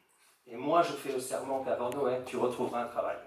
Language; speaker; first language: French; native; French